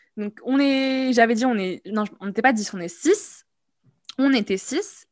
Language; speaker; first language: French; non-native, local second language; Arabic